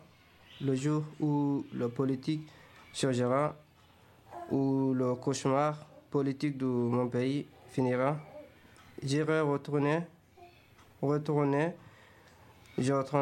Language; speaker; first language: French; non-native, fluent; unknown